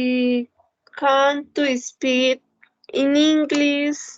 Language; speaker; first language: English; non-native, learner; Spanish